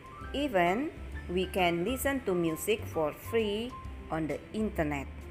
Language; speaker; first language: English; non-native, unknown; Indonesian